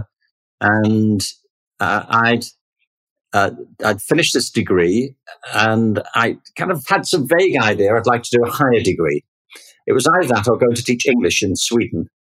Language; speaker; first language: English; native; English